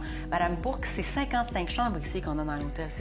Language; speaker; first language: French; native; French